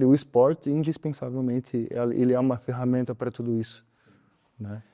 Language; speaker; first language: Portuguese; native; Portuguese